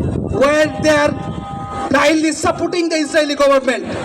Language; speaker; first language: English; non-native, local second language; Bangla